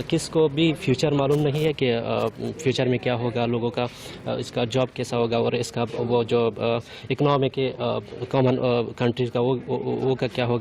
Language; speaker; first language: Hindi; non-native, learner; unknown